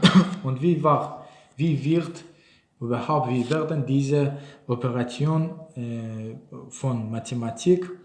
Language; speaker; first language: German; non-native, learner; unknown